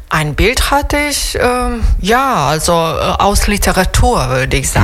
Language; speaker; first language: German; non-native, fluent; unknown